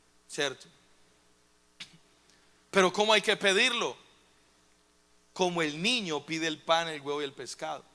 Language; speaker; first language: Spanish; native; Spanish